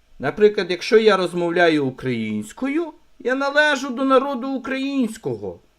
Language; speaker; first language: Ukrainian; non-native, local second language; Russian